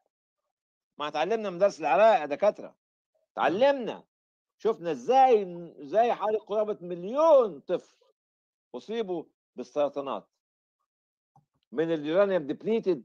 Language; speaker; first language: Arabic; native; Arabic